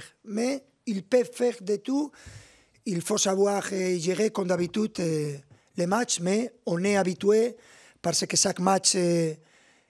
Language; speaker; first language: French; non-native, fluent; Spanish